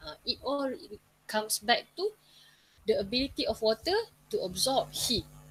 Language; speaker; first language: English; non-native, local second language; Malay